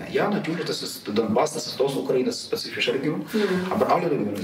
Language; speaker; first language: German; non-native, learner; Ukrainian